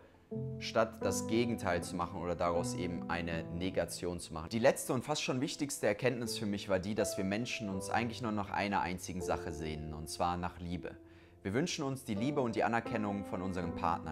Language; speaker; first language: German; native; German